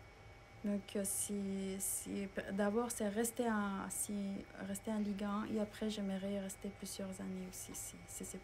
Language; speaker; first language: French; non-native, learner; Spanish